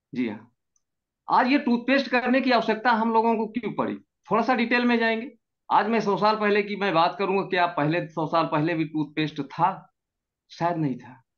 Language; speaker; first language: Hindi; native; Hindi